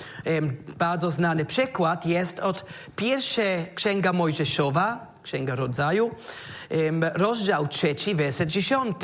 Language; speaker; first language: Polish; non-native, learner; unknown